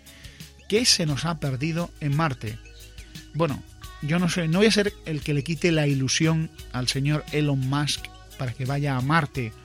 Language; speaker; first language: Spanish; native; Spanish